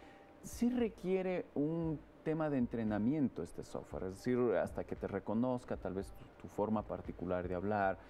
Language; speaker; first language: Spanish; native; Spanish